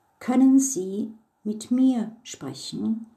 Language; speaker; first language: German; non-native, fluent; English